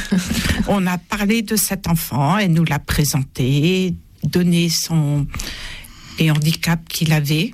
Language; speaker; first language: French; native; French